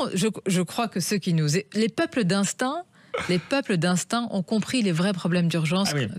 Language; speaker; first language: French; non-native, local second language; Arabic